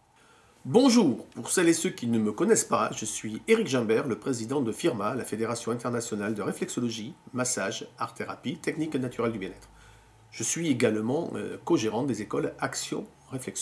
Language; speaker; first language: French; native; French